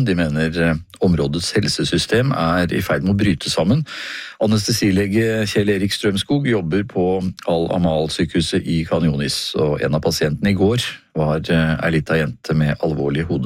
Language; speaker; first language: Norwegian; native; Norwegian